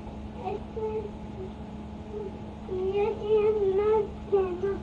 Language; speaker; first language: Spanish; early bilingual, heritage; Spanish